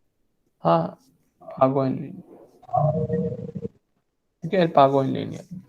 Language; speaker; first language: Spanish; non-native, fluent; Hindi